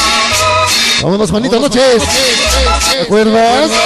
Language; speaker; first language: Spanish; native; Spanish